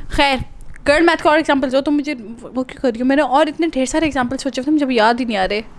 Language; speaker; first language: Urdu; native; Urdu